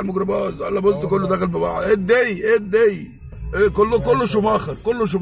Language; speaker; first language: Arabic; native; Arabic